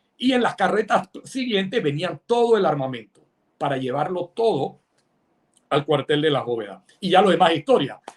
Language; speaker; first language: Spanish; early bilingual, other home language; Italian